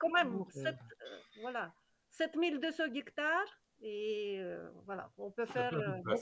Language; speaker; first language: French; non-native, learner; Kyrgyz